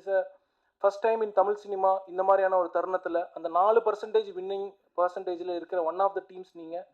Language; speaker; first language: Tamil; native; Tamil